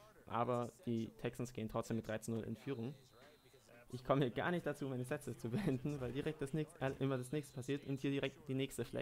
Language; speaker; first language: German; native; German